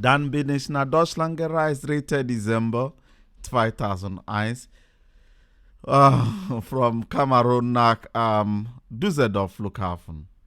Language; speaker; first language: German; non-native, learner; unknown